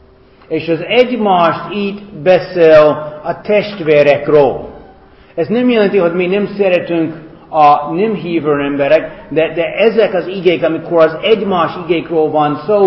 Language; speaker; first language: Hungarian; non-native, fluent; English